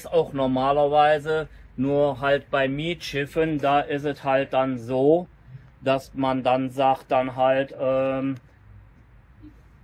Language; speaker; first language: German; native; German